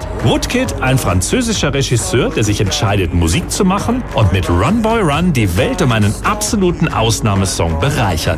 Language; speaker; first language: German; native; German